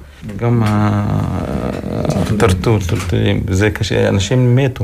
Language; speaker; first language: Hebrew; non-native, local second language; Arabic